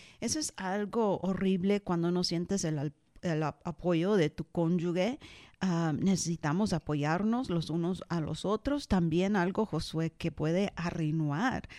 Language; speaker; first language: Spanish; early bilingual, heritage; Spanish